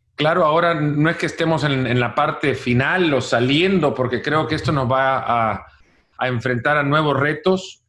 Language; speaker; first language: Spanish; native; Spanish